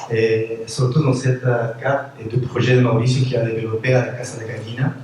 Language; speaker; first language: French; non-native, fluent; Spanish